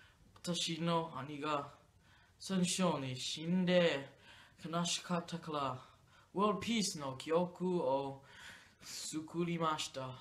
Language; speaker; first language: Japanese; non-native, learner; English